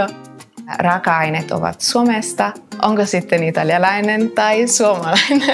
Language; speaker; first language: Finnish; non-native, fluent; Italian